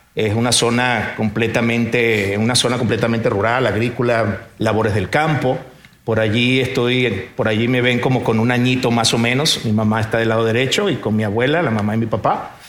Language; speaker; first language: Spanish; early bilingual, other home language; Portuguese